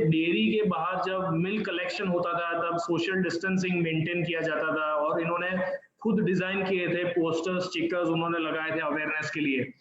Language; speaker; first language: Hindi; non-native, local second language; Gujarati